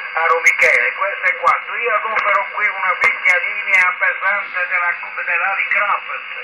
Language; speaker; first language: Italian; native; Italian